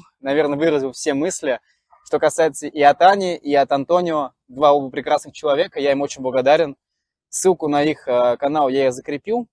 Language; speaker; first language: Russian; native; Russian